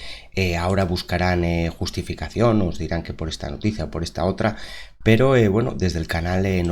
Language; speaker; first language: Spanish; native; Spanish